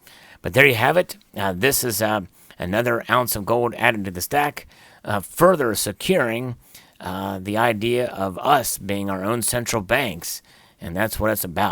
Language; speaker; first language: English; native; English